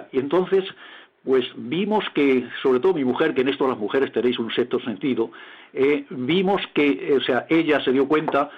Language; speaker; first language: Spanish; native; Spanish